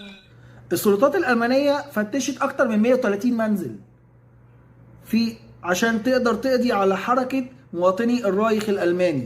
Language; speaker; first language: Arabic; native; Arabic